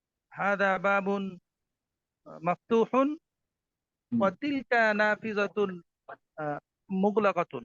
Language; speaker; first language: Arabic; non-native, learner; Bangla